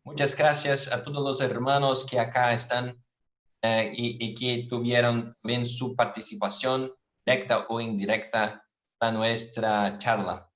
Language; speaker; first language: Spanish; non-native, fluent; Portuguese